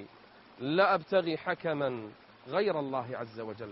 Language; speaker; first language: Arabic; native; Arabic